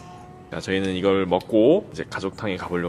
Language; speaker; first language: Korean; native; Korean